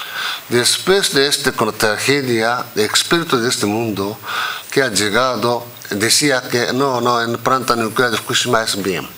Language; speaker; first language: Spanish; non-native, fluent; Japanese